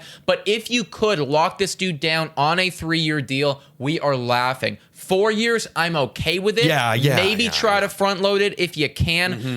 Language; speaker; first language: English; native; English